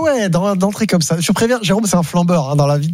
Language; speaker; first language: French; native; French